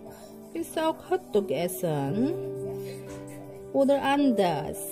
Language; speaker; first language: German; non-native, learner; Filipino